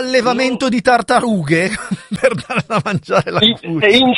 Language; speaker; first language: Italian; native; Italian